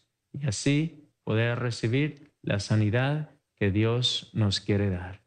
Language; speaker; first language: Spanish; native; Spanish